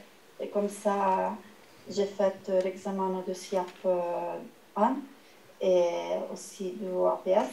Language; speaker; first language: French; non-native, fluent; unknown